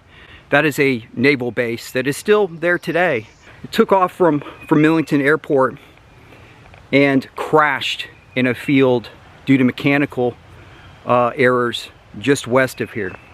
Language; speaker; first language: English; native; English